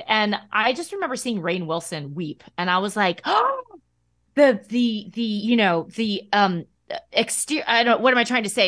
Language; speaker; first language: English; native; English